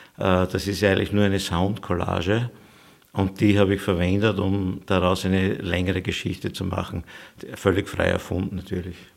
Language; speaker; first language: German; native; German